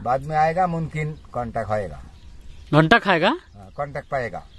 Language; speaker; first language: Hindi; non-native, learner; Bangla